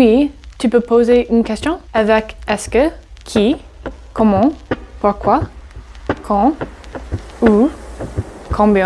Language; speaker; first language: French; non-native, learner; English